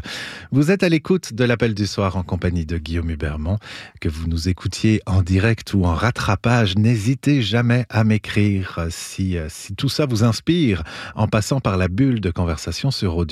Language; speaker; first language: French; native; French